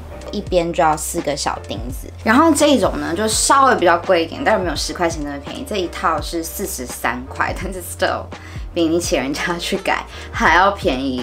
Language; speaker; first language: Chinese; early bilingual, heritage; Chinese